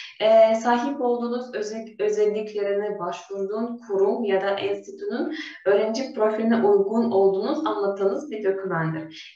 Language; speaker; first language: Turkish; non-native, fluent; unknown